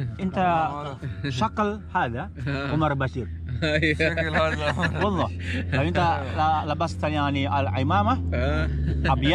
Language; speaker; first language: Arabic; non-native, learner; Indonesian